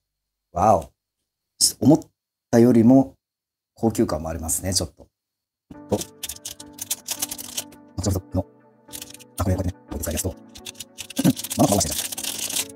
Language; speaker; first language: Japanese; native; Japanese